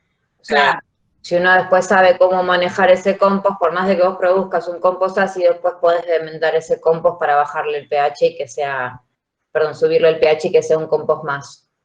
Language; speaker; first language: Spanish; native; Spanish